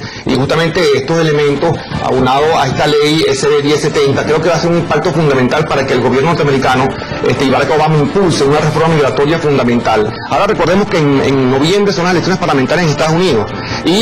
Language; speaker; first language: Spanish; native; Spanish